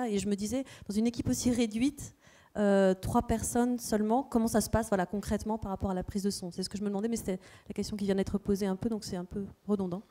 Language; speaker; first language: French; native; French